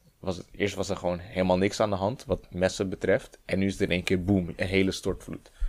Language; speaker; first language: Dutch; native; Dutch